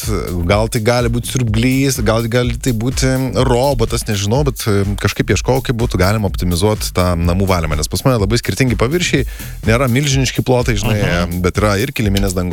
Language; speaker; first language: Lithuanian; native; Lithuanian